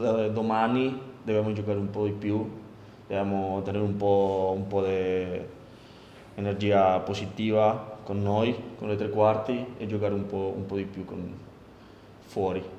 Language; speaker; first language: Italian; non-native, learner; Spanish